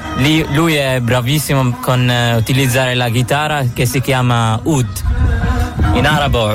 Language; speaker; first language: Italian; non-native, fluent; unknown